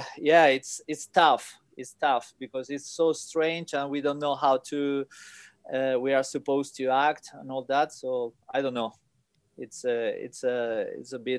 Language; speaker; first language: English; non-native, fluent; Spanish